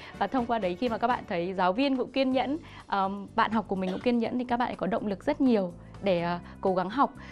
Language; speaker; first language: Vietnamese; native; Vietnamese